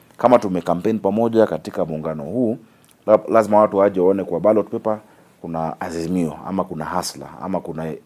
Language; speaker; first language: Swahili; native; Swahili